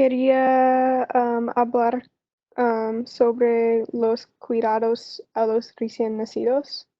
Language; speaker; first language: Spanish; non-native, learner; English